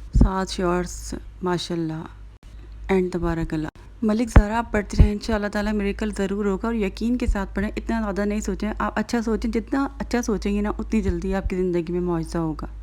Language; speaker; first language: Urdu; native; Urdu